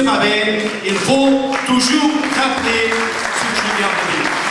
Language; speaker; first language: French; non-native, fluent; Portuguese